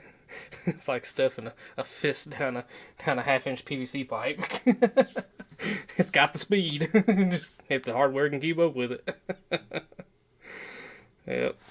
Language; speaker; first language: English; native; English